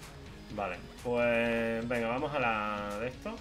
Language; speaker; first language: Spanish; native; Spanish